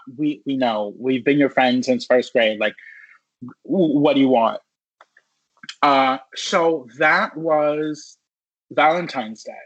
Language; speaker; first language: English; native; English